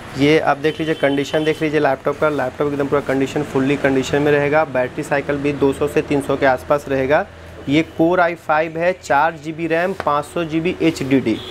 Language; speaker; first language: Hindi; native; Hindi